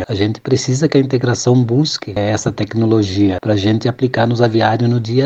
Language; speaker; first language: Portuguese; native; Portuguese